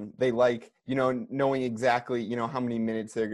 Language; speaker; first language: English; native; English